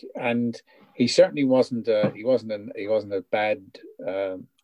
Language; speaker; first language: English; native; English